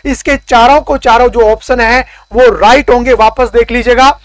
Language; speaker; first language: Hindi; native; Hindi